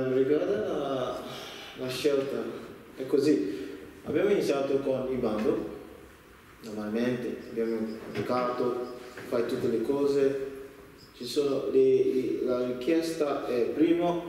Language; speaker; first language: Italian; non-native, learner; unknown